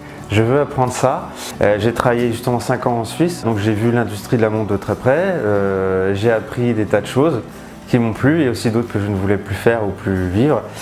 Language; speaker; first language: French; native; French